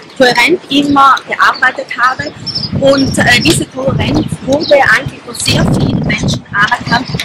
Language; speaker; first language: German; native; German